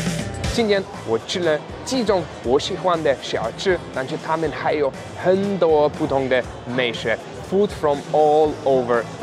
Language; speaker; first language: Chinese; non-native, fluent; German